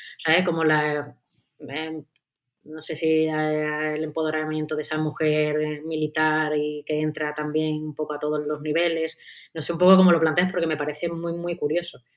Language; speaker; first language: Spanish; native; Spanish